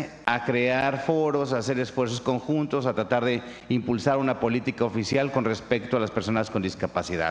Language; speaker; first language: Spanish; native; Spanish